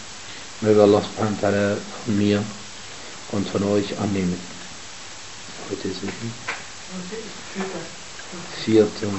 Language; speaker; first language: German; non-native, fluent; Arabic